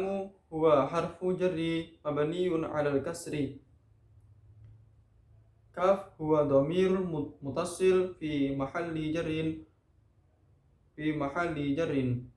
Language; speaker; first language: Arabic; non-native, learner; Indonesian